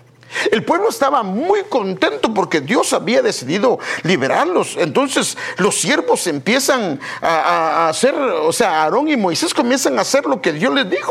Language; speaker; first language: Spanish; native; Spanish